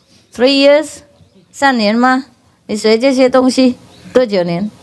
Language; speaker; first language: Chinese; non-native, fluent; Vietnamese